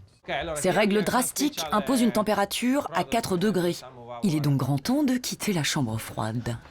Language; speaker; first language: French; native; French